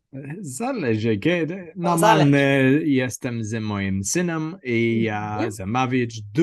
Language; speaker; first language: Polish; non-native, learner; English